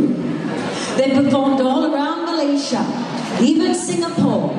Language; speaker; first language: English; native; English